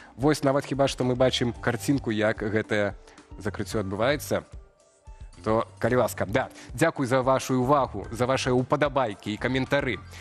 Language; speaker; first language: Belarusian; native; Belarusian